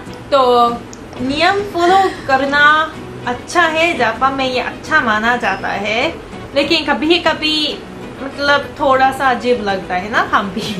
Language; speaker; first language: Hindi; non-native, fluent; Japanese